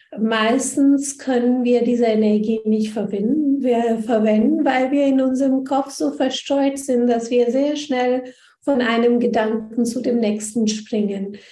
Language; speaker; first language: German; non-native, fluent; Hindi